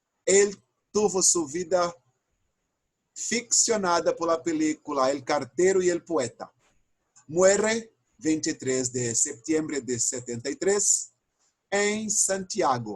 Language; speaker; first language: Spanish; non-native, fluent; Portuguese